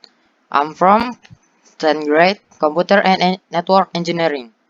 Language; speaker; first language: English; non-native, learner; Indonesian